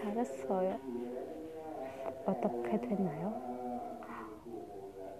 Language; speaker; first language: Korean; non-native, learner; Indonesian